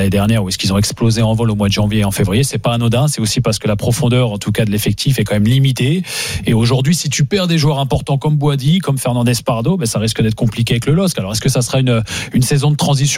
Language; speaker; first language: French; native; French